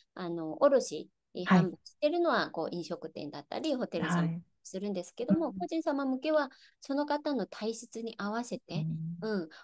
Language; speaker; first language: Japanese; non-native, fluent; Chinese